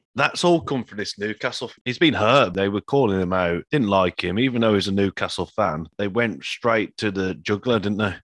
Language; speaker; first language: English; native; English